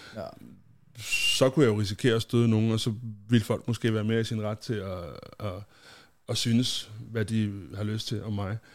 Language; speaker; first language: Danish; native; Danish